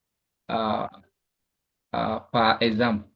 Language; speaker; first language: French; non-native, learner; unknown